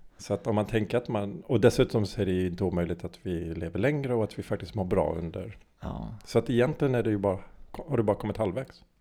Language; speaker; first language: Swedish; native; Swedish